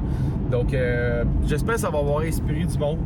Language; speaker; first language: French; native; French